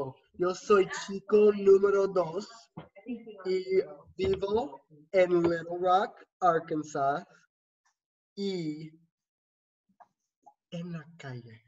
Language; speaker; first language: Spanish; non-native, learner; English